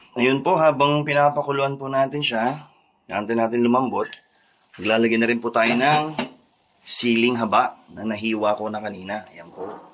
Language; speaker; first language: Filipino; native; Filipino